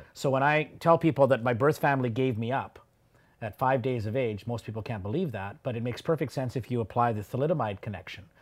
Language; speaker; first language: English; native; English